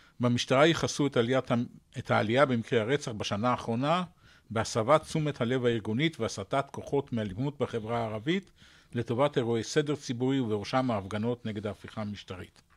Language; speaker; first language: Hebrew; native; Hebrew